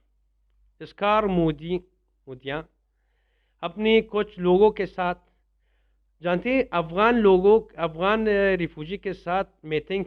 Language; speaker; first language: Hindi; non-native, learner; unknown